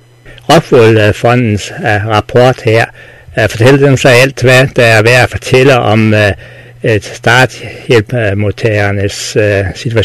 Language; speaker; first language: Danish; native; Danish